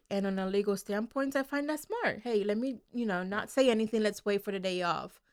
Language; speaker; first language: English; non-native, fluent; Spanish